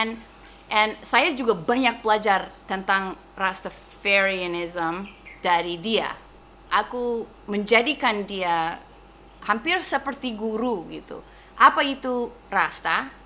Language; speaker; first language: Indonesian; non-native, fluent; English